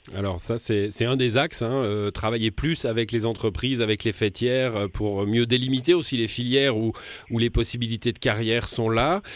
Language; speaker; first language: French; native; French